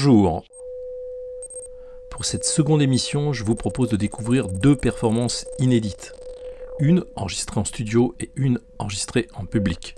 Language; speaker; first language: French; native; French